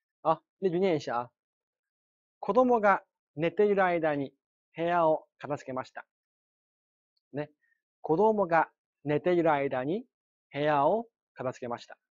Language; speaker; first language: Japanese; non-native, fluent; Chinese